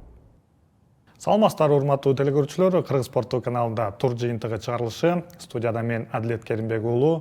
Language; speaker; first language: Kyrgyz; native; Kyrgyz